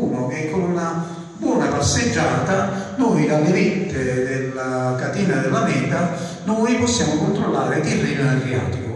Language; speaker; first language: Italian; native; Italian